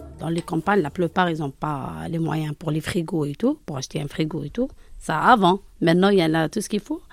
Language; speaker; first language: French; non-native, local second language; Arabic